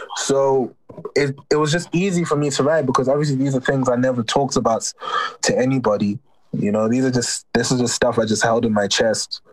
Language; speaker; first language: English; native; English